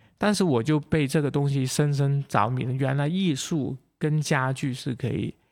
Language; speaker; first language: Chinese; non-native, local second language; Cantonese